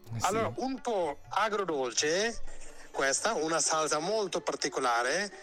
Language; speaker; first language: Italian; non-native, learner; Hindi